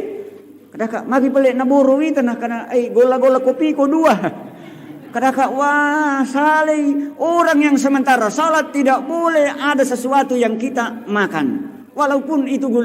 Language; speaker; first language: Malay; non-native, local second language; Buginese